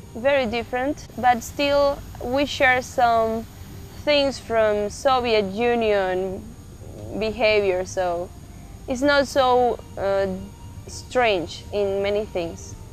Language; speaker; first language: English; non-native, fluent; Spanish